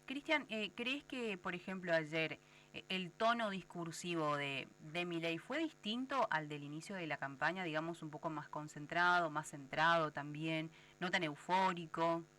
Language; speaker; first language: Spanish; native; Spanish